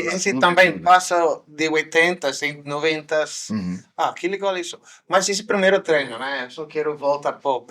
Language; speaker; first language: Portuguese; non-native, learner; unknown